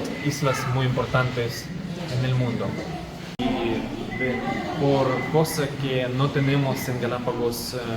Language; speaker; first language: Spanish; non-native, learner; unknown